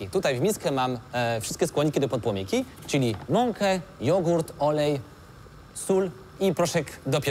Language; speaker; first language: Polish; non-native, fluent; French